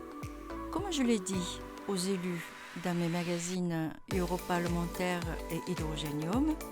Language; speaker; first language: French; non-native, fluent; Japanese